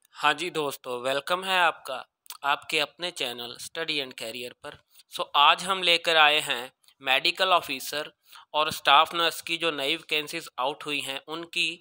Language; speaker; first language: Hindi; non-native, local second language; Punjabi